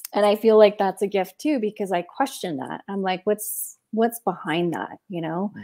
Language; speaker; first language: English; native; English